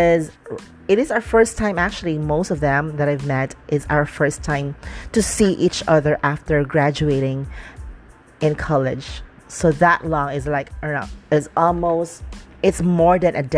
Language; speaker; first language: English; non-native, local second language; Cebuano